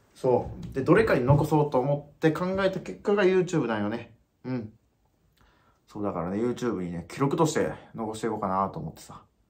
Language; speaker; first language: Japanese; native; Japanese